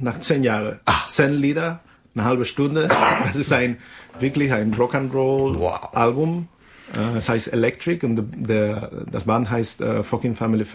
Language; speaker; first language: German; non-native, fluent; Spanish